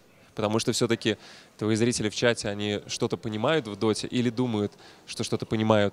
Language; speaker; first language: Russian; native; Russian